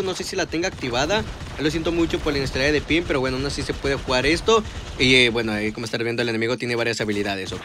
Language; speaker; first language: Spanish; native; Spanish